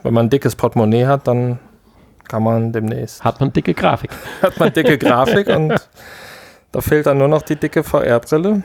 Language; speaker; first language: German; native; German